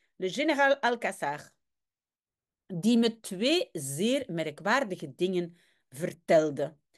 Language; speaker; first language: French; native; French